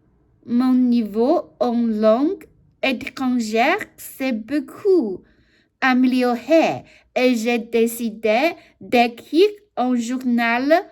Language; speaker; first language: French; non-native, learner; Chinese